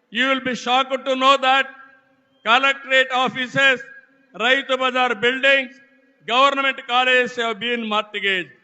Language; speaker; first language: English; non-native, local second language; Telugu